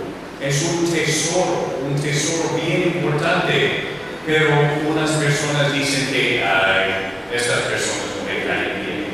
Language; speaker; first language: Spanish; non-native, learner; English